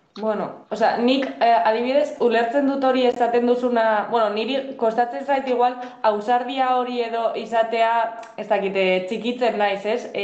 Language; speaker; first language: Basque; non-native, local second language; Spanish